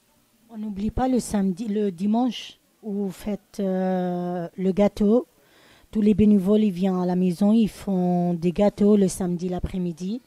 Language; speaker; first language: French; non-native, learner; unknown